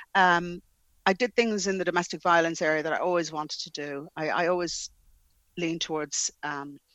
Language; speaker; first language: English; native; English